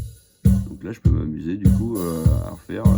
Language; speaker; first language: French; native; French